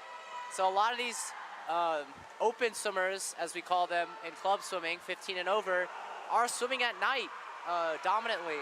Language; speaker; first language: English; native; English